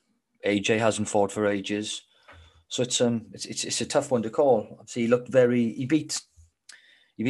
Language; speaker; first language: English; native; English